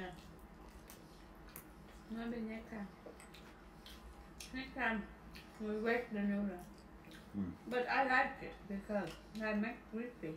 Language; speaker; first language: English; non-native, learner; Vietnamese